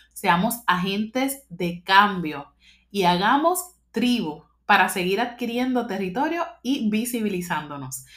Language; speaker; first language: Spanish; native; Spanish